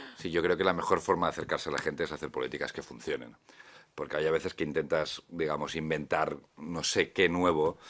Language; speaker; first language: Spanish; native; Spanish